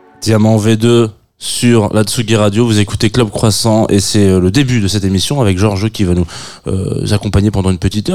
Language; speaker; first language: French; native; French